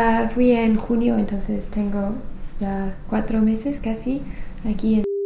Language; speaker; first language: Spanish; non-native, learner; English